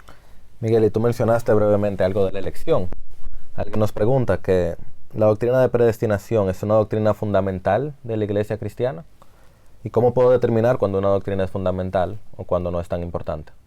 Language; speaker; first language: Spanish; native; Spanish